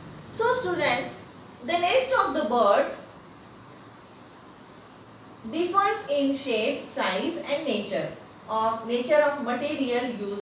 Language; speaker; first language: English; non-native, local second language; Marathi